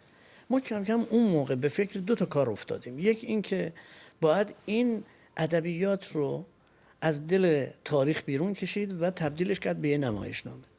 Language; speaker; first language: Persian; native; Persian